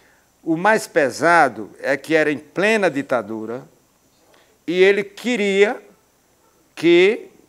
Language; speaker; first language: Portuguese; native; Portuguese